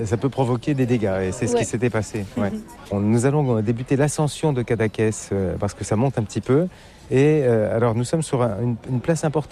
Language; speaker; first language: French; native; French